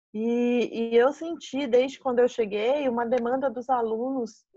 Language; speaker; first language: Portuguese; native; Portuguese